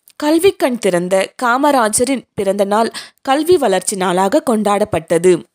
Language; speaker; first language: Tamil; native; Tamil